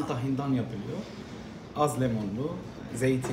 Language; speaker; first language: Turkish; non-native, fluent; Arabic